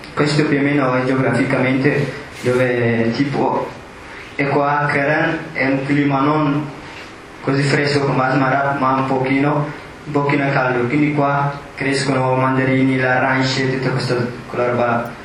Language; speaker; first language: Italian; non-native, fluent; Tigrinya